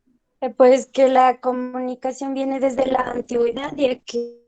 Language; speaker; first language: Spanish; native; Spanish